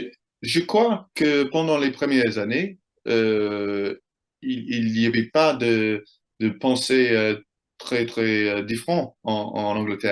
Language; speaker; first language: French; non-native, fluent; English